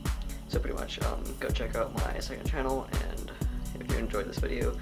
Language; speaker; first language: English; native; English